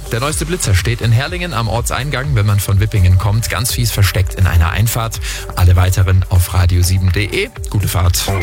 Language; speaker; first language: German; native; German